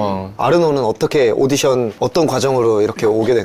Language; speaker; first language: Korean; native; Korean